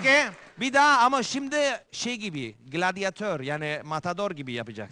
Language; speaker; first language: Turkish; non-native, learner; Spanish